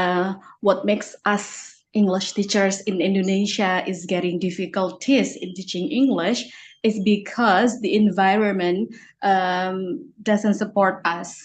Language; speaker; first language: English; non-native, fluent; Indonesian